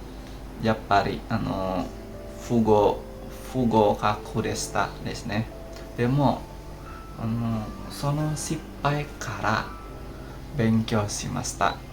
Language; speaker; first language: Japanese; non-native, learner; Indonesian